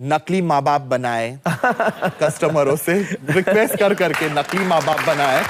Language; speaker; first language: Hindi; native; Hindi